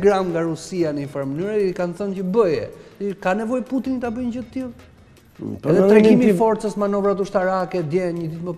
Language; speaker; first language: Albanian; native; Albanian